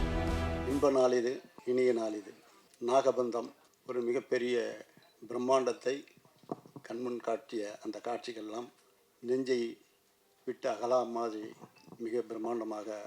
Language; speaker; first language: Tamil; native; Tamil